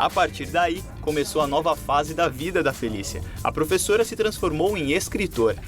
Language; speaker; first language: Portuguese; native; Portuguese